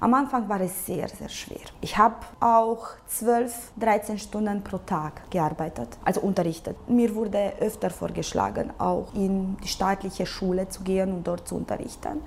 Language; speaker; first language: German; non-native, local second language; Romanian